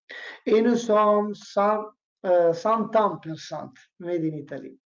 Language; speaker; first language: French; non-native, learner; Italian